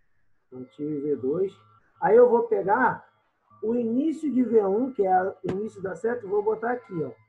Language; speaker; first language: Portuguese; native; Portuguese